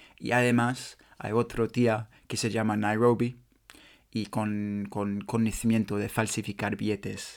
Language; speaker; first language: Spanish; non-native, learner; English